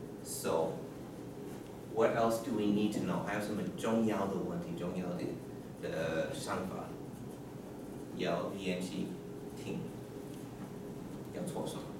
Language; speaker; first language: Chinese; non-native, learner; English